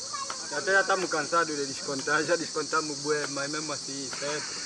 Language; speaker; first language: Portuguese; non-native, learner; Vietnamese